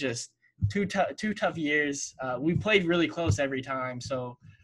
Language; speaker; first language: English; native; English